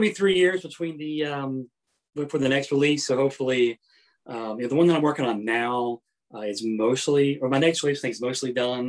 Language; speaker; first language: English; native; English